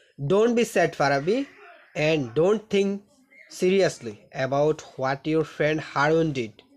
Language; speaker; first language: English; non-native, local second language; Bangla